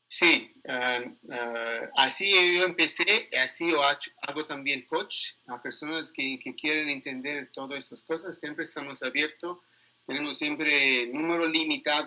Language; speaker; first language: Spanish; non-native, learner; Italian